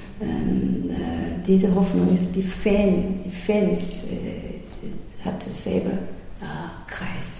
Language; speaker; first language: German; non-native, learner; Chinese